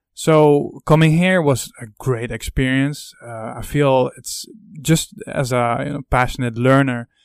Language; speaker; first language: English; non-native, fluent; Dutch